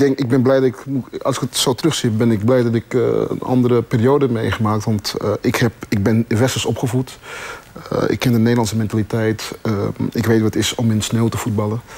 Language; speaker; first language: Dutch; early bilingual, other home language; Sranan Tongo